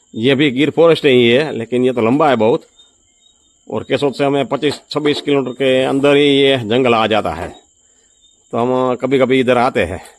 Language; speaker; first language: Hindi; non-native, local second language; Gujarati